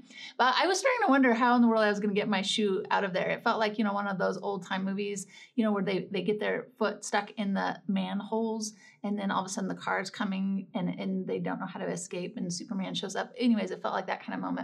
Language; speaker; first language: English; native; English